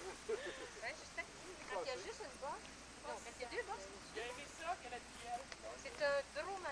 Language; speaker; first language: French; native; French